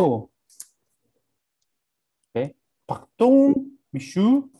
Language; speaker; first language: French; non-native, learner; English